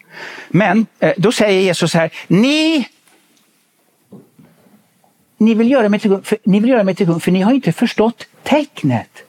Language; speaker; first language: Swedish; native; Swedish